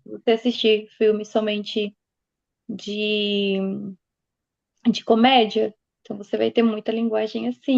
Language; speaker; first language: Portuguese; non-native, fluent; Spanish